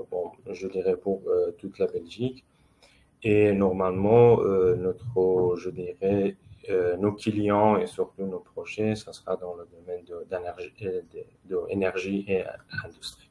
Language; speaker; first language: French; non-native, fluent; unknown